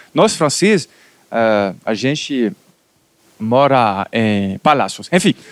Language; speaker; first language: Portuguese; non-native, fluent; French